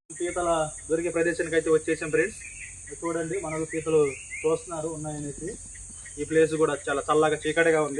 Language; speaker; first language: Telugu; non-native, local second language; Koya